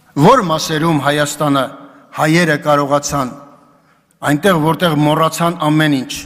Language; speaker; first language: Armenian; native; Armenian